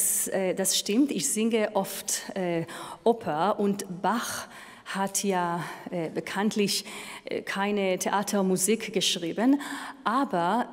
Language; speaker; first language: German; non-native, fluent; Hebrew